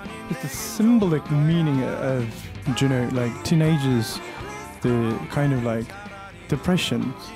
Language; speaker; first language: English; non-native, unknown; Korean